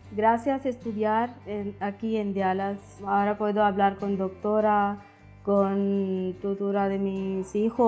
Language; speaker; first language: Spanish; non-native, learner; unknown